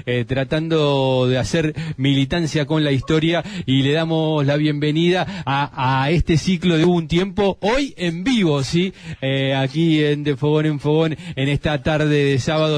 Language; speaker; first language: Spanish; native; Spanish